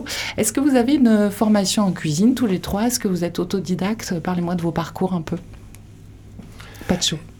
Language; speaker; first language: French; native; French